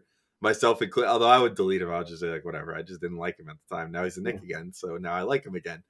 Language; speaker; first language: English; native; English